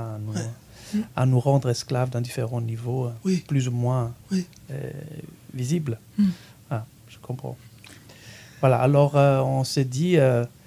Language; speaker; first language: French; non-native, fluent; Greek